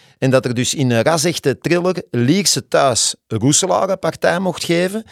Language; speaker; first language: Dutch; native; Dutch